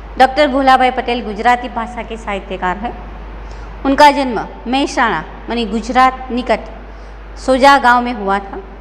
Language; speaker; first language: Hindi; non-native, local second language; Gujarati